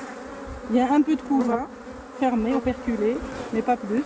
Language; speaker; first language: French; non-native, local second language; Arabic